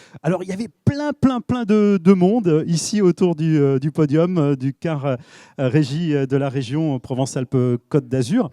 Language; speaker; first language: French; native; French